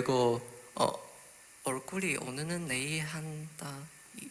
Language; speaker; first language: Korean; non-native, learner; Chinese